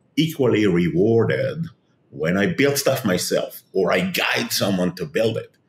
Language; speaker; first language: English; non-native, fluent; Hebrew